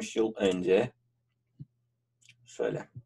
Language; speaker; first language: Turkish; non-native, fluent; Urdu